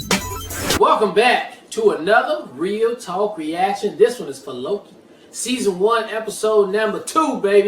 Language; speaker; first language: English; native; English